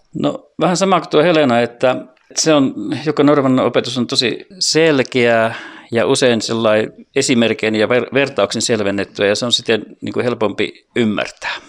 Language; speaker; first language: Finnish; native; Finnish